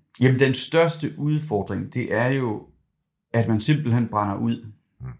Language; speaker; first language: Danish; native; Danish